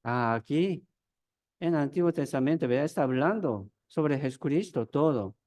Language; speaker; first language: Spanish; non-native, fluent; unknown